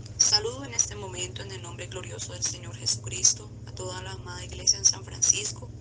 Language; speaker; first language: Spanish; native; Spanish